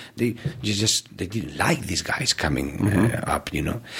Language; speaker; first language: English; non-native, fluent; Spanish